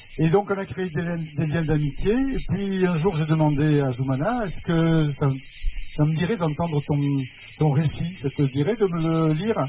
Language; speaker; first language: French; non-native, fluent; Spanish